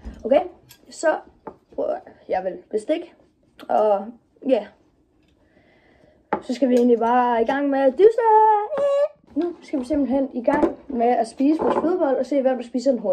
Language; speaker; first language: Danish; native; Danish